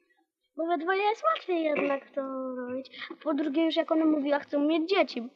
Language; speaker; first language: Polish; native; Polish